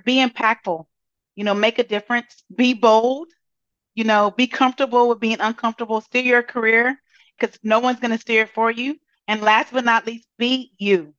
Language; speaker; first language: English; native; English